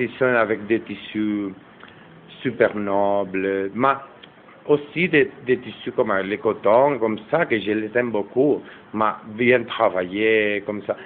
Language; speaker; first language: French; non-native, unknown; Catalan